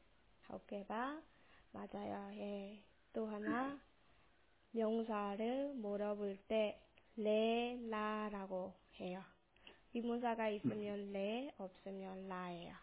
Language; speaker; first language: Korean; non-native, local second language; Burmese